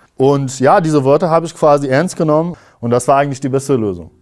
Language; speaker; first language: German; non-native, fluent; Persian